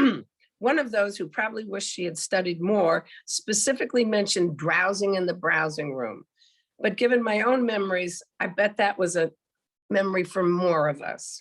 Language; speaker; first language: English; native; English